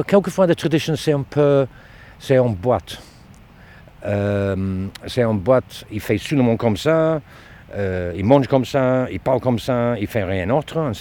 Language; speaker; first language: French; non-native, learner; English